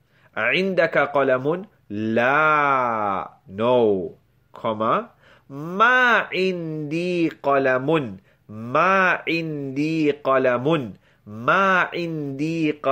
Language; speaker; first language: Arabic; non-native, fluent; English